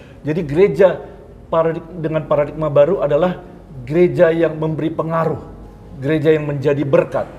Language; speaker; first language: Indonesian; native; Indonesian